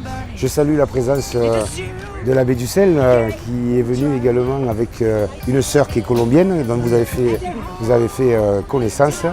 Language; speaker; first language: French; native; French